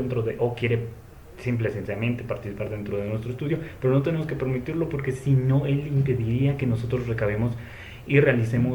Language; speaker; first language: Spanish; native; Spanish